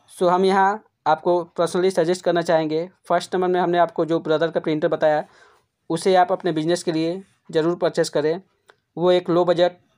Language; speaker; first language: Hindi; native; Hindi